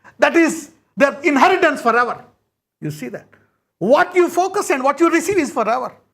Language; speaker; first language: English; non-native, local second language; Telugu